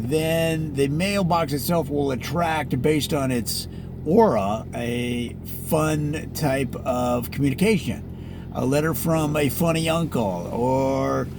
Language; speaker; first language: English; native; English